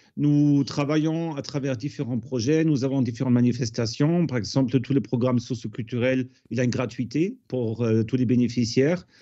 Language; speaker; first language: French; non-native, fluent; German